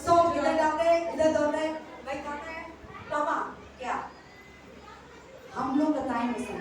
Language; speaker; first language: Hindi; non-native, local second language; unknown